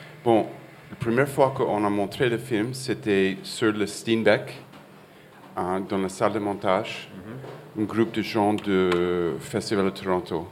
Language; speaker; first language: French; non-native, fluent; English